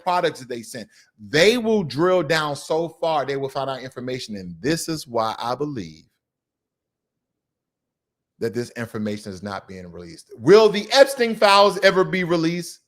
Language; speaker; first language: English; native; English